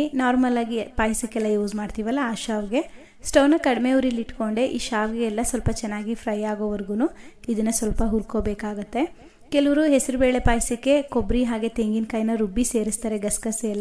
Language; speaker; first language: Kannada; native; Kannada